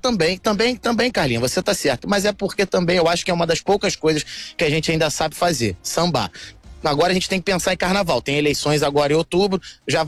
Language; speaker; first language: Portuguese; native; Portuguese